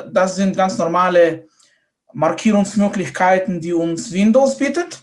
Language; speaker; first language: German; non-native, fluent; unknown